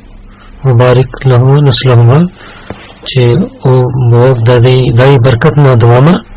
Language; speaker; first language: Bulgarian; non-native, learner; Urdu